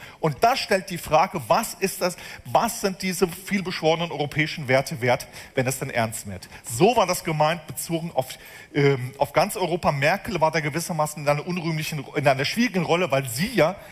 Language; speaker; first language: German; native; German